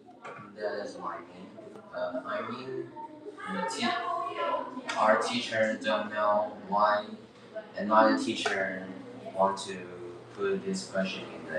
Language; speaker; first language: English; non-native, learner; Chinese